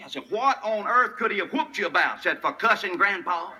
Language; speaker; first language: English; native; English